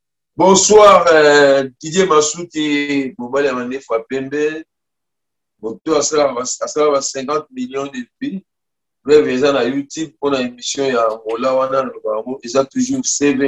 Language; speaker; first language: French; non-native, local second language; Lingala